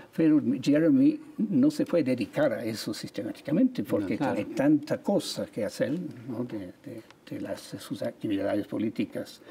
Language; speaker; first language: Spanish; non-native, fluent; English